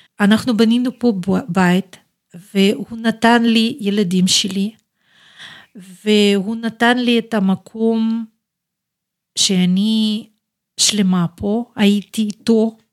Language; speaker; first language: Hebrew; non-native, fluent; Russian